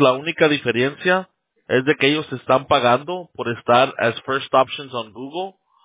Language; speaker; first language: Spanish; early bilingual, heritage; Spanish